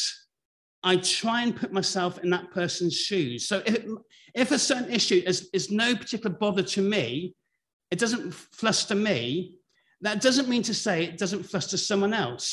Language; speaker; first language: English; native; English